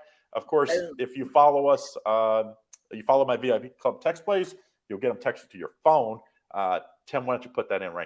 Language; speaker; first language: English; native; English